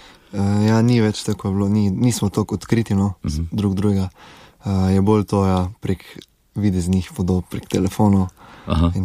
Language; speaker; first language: Slovenian; native; Slovenian